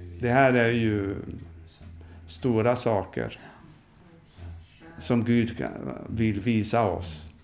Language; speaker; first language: Swedish; non-native, fluent; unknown